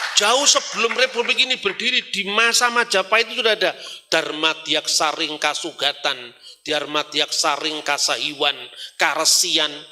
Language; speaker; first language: Indonesian; non-native, local second language; Javanese